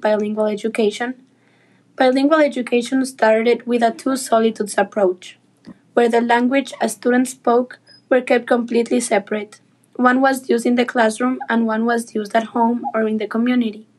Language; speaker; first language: English; non-native, fluent; Spanish